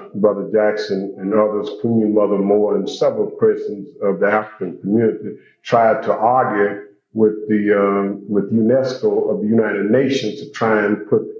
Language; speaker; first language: English; native; English